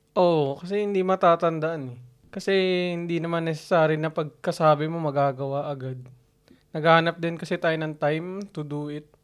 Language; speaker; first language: Filipino; native; Filipino